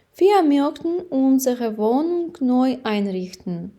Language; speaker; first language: German; non-native, fluent; Ukrainian